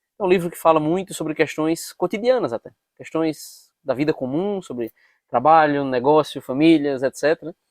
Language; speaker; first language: Portuguese; native; Portuguese